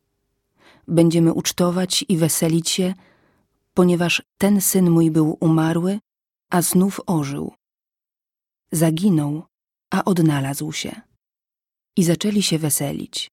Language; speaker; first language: Polish; native; Polish